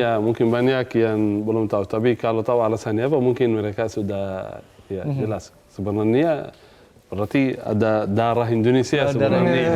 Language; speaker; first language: Indonesian; non-native, fluent; Arabic